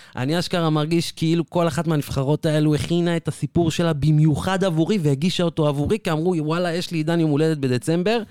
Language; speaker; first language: Hebrew; native; Hebrew